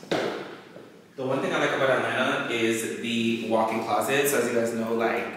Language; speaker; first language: English; native; English